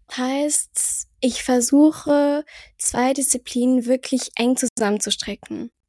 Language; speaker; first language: German; early bilingual, heritage; French